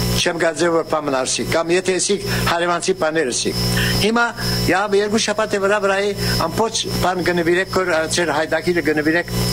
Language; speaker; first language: Armenian; early bilingual, heritage; Armenian